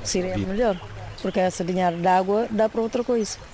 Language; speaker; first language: Portuguese; non-native, learner; Kabuverdianu